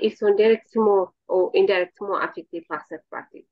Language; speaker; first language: French; non-native, learner; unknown